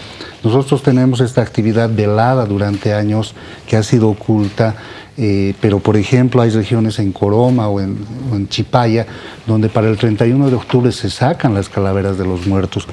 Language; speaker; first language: Spanish; native; Spanish